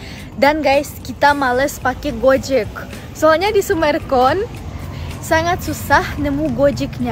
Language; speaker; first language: Indonesian; non-native, fluent; German